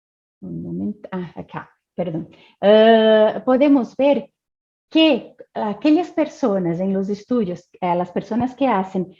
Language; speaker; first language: Spanish; non-native, fluent; Portuguese